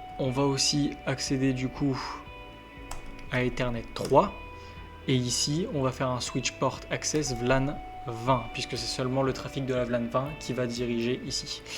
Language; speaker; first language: French; native; French